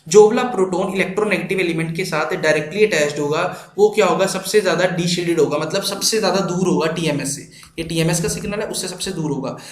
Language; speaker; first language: Hindi; non-native, local second language; Punjabi